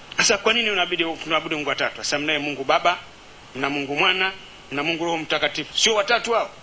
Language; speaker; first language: Swahili; native; Swahili